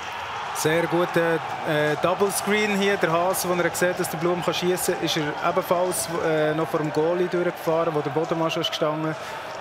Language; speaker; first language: German; native; German